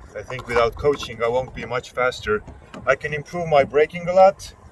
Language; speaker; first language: English; non-native, fluent; Estonian